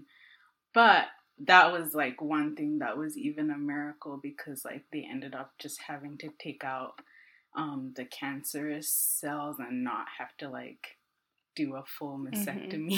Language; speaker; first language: English; non-native, local second language; Akan